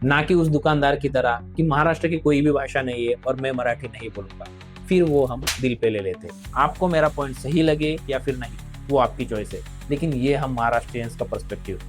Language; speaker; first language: Hindi; non-native, local second language; Marathi